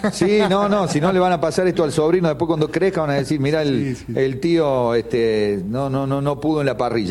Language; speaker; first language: Spanish; native; Spanish